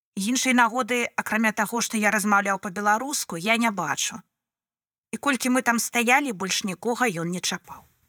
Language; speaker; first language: Belarusian; non-native, local second language; Russian